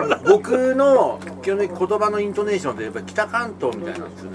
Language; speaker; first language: Japanese; native; Japanese